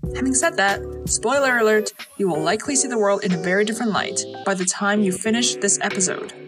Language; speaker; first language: English; early bilingual, other home language; Chinese